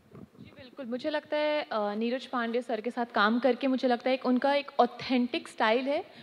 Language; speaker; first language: Hindi; native; Hindi